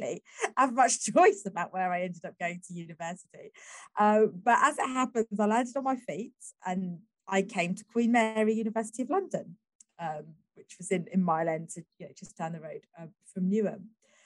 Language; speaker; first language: English; native; English